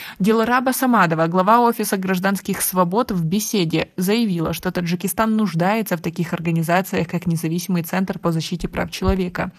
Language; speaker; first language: Russian; non-native, local second language; Tajik